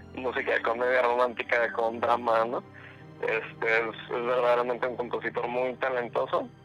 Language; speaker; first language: Spanish; native; Spanish